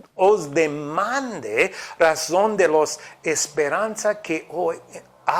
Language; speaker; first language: Spanish; non-native, fluent; English